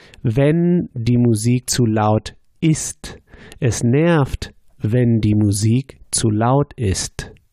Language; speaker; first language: German; native; German